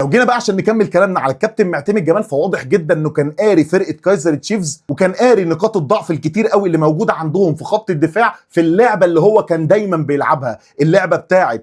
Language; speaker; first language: Arabic; native; Arabic